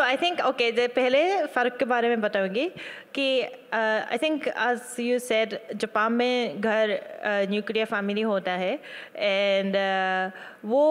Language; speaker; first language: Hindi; non-native, learner; Japanese